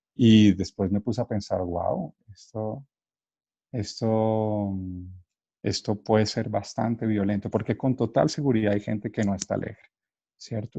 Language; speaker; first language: Spanish; native; Spanish